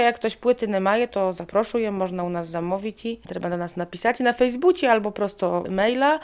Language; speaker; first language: Polish; non-native, local second language; Ukrainian